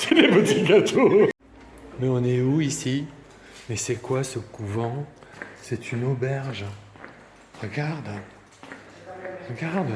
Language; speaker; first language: French; native; French